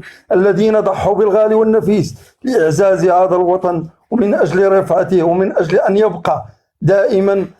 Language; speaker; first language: Arabic; native; Arabic